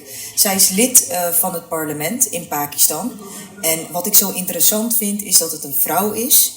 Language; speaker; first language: Dutch; early bilingual, other home language; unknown